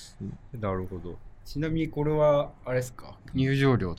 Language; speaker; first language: Japanese; native; Japanese